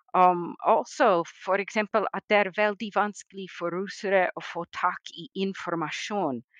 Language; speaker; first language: Norwegian; non-native, fluent; English